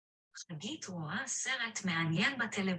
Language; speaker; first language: Hebrew; non-native, learner; English